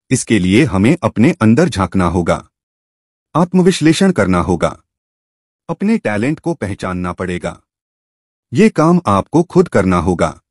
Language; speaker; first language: Hindi; native; Hindi